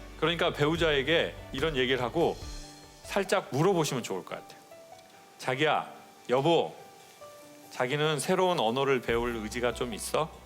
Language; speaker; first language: Korean; native; Korean